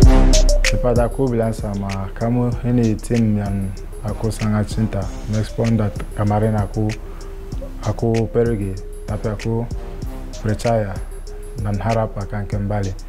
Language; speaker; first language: Indonesian; non-native, fluent; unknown